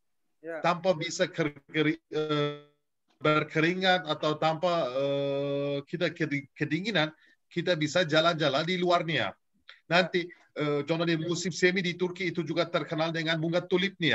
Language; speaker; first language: Indonesian; non-native, fluent; Turkish